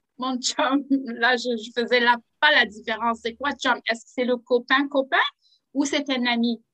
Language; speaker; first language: French; non-native, local second language; Arabic